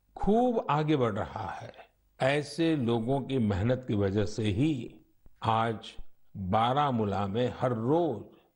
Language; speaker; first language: Hindi; non-native, local second language; Gujarati